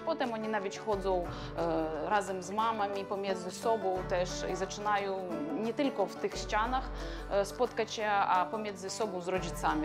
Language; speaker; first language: Polish; non-native, learner; Ukrainian